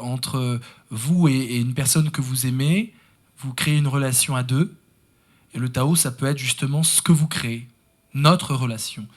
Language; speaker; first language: French; native; French